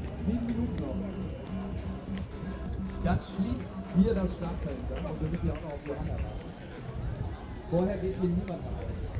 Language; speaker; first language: German; native; German